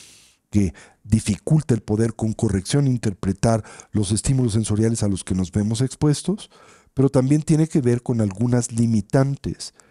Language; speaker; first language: Spanish; native; Spanish